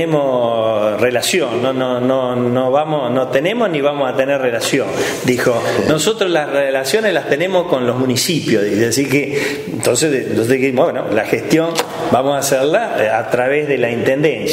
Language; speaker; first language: Spanish; native; Spanish